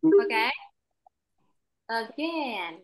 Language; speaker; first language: English; non-native, fluent; Vietnamese